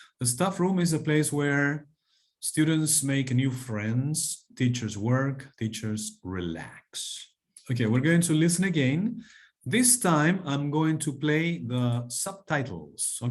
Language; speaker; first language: English; non-native, fluent; Spanish